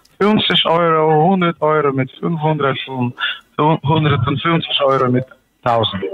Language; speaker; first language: German; non-native, learner; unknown